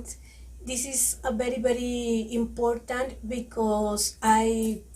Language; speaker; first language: English; non-native, learner; Spanish